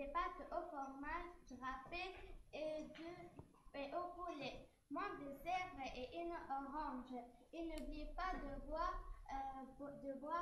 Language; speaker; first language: French; non-native, learner; Arabic